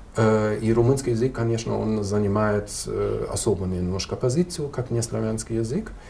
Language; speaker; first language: Russian; non-native, fluent; German